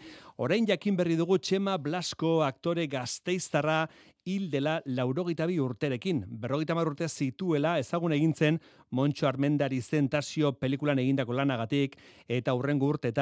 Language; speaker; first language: Basque; native; Basque